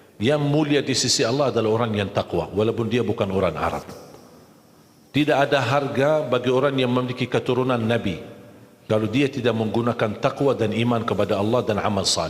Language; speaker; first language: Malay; non-native, fluent; Arabic